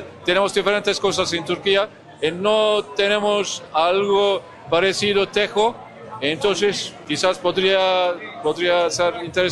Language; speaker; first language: Spanish; non-native, learner; Turkish